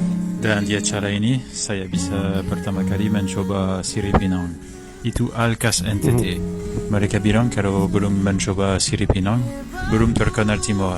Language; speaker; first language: Indonesian; non-native, fluent; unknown